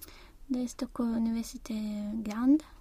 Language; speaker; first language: French; non-native, learner; Spanish